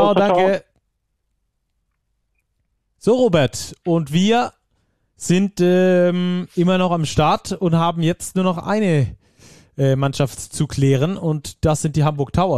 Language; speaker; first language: German; native; German